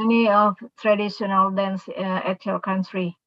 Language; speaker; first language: English; non-native, local second language; Indonesian